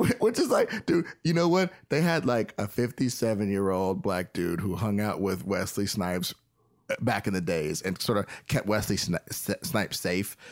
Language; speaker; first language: English; native; English